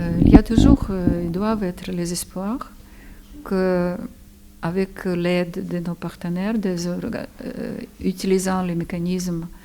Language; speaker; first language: French; non-native, fluent; Ukrainian